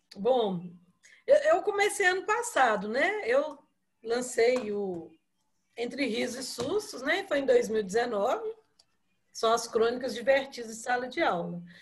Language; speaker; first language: Portuguese; native; Portuguese